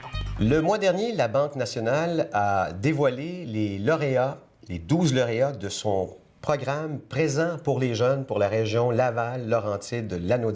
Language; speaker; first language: French; native; French